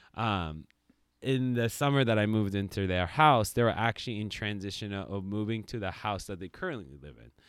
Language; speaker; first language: English; early bilingual, other home language; Japanese